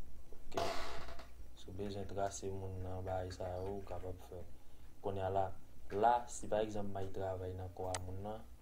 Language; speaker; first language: French; non-native, learner; Haitian Creole